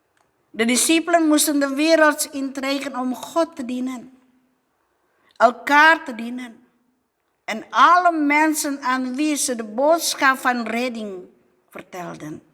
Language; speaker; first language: Dutch; non-native, fluent; Indonesian